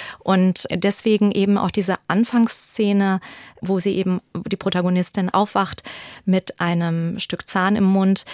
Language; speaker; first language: German; early bilingual, other home language; Albanian